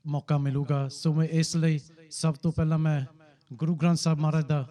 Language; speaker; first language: Punjabi; early bilingual, heritage; Punjabi